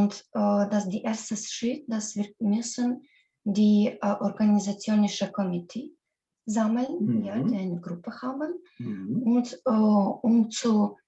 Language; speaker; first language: German; non-native, learner; Russian